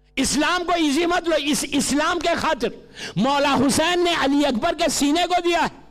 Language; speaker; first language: Urdu; native; Urdu